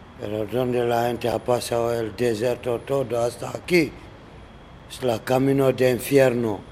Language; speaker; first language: Spanish; non-native, learner; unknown